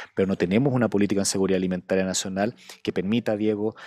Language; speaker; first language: Spanish; native; Spanish